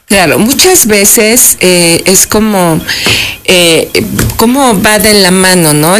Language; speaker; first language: Spanish; native; Spanish